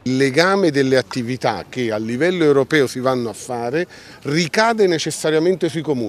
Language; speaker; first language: Italian; native; Italian